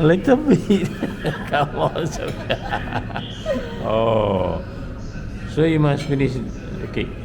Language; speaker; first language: English; non-native, local second language; Malay